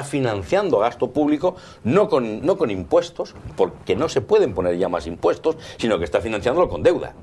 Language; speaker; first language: Spanish; native; Spanish